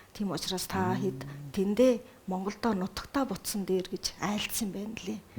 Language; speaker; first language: Mongolian; early bilingual, heritage; Mongolian